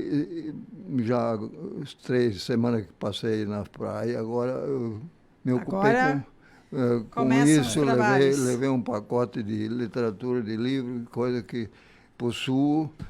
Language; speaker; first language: Portuguese; early bilingual, other home language; German